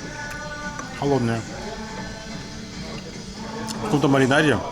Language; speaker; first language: Russian; native; Russian